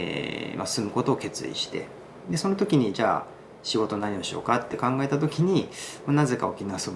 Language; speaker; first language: Japanese; native; Japanese